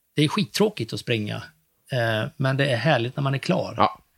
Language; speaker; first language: Swedish; native; Swedish